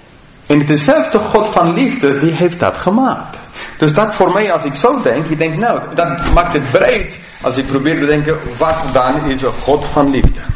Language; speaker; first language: Dutch; non-native, fluent; English